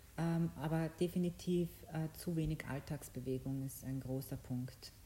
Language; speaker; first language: German; early bilingual, other home language; Bosnian